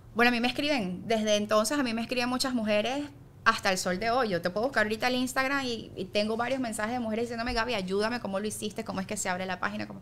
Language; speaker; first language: Spanish; native; Spanish